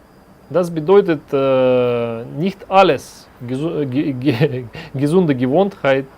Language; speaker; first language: German; non-native, learner; Russian